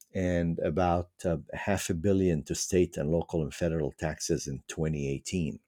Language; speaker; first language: English; non-native, fluent; Arabic